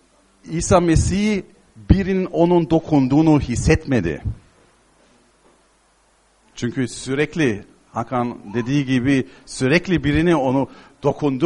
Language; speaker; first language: Turkish; non-native, fluent; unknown